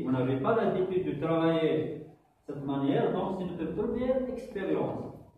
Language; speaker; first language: French; non-native, local second language; Kabyle